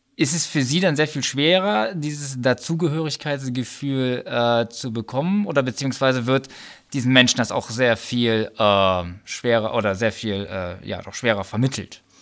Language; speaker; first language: German; native; German